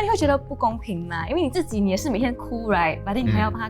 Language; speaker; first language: Chinese; native; Chinese